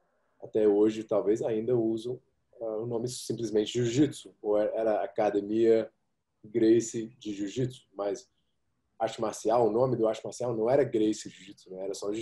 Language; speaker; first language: Portuguese; early bilingual, heritage; Portuguese